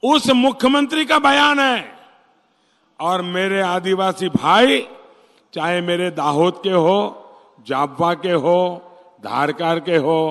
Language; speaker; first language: Hindi; non-native, local second language; Gujarati